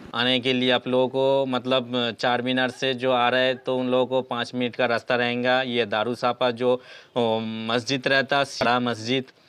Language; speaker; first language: Hindi; non-native, local second language; Bangla